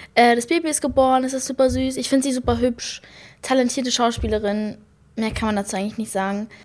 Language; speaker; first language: German; native; German